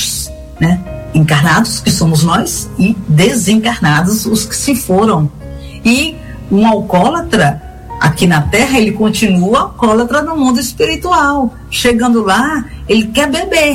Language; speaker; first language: Portuguese; native; Portuguese